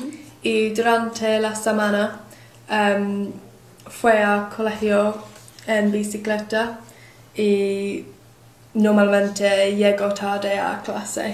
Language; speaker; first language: Spanish; non-native, learner; English